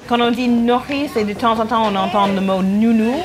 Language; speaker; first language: French; non-native, fluent; English